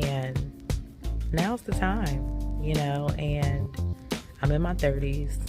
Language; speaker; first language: English; native; English